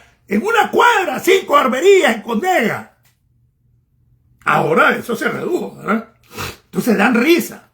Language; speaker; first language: Spanish; native; Spanish